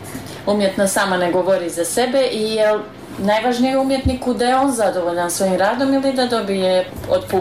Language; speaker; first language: Serbian; native; Serbian